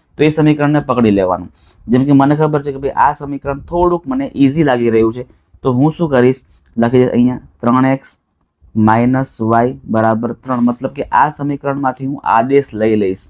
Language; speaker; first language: Gujarati; non-native, local second language; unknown